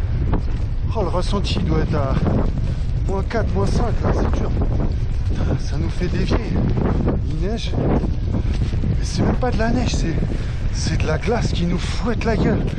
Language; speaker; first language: French; native; French